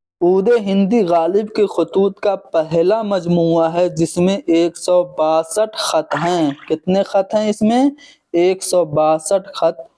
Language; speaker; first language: Urdu; native; Urdu